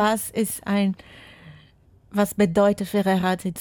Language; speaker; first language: German; non-native, fluent; Portuguese